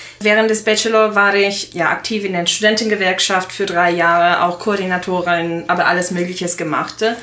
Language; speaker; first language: German; non-native, fluent; Italian